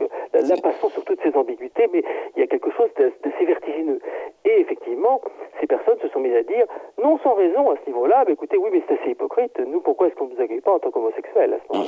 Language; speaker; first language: French; native; French